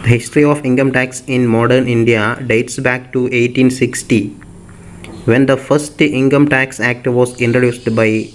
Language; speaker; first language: English; non-native, local second language; Malayalam